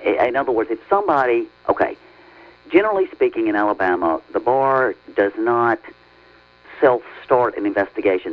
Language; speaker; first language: English; native; English